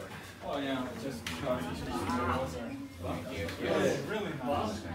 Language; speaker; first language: English; non-native, fluent; Danish